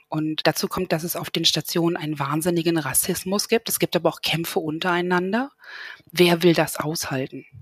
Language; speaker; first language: German; native; German